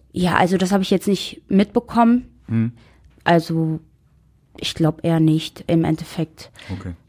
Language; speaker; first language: German; native; German